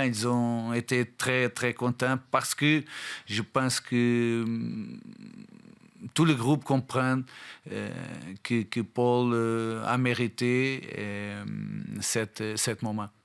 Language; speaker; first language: French; non-native, fluent; Portuguese